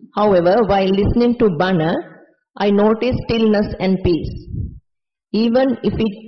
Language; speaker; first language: English; non-native, local second language; Sinhala